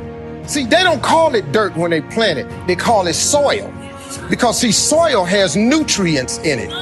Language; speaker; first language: English; native; English